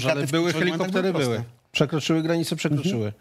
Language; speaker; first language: Polish; native; Polish